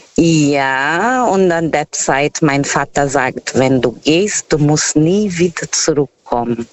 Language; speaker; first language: German; non-native, learner; Portuguese